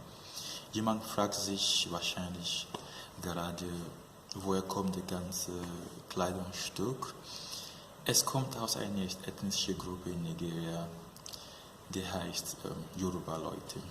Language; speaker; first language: German; non-native, fluent; Yoruba